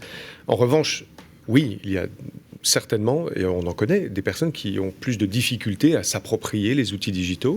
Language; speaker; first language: French; native; French